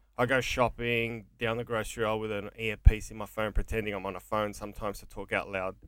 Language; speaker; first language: English; native; English